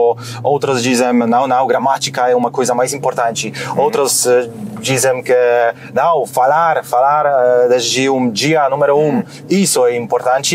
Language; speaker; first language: Portuguese; non-native, fluent; Polish